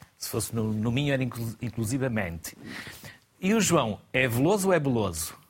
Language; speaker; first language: Portuguese; native; Portuguese